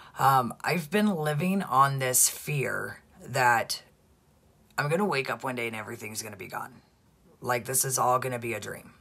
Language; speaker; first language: English; native; English